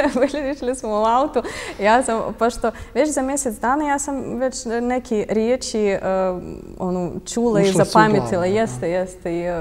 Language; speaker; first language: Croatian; non-native, fluent; Russian